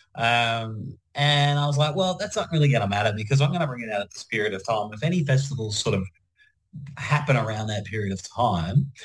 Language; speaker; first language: English; native; English